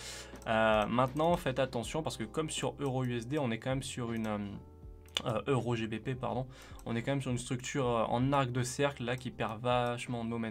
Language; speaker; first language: French; native; French